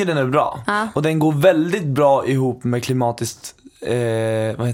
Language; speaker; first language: Swedish; native; Swedish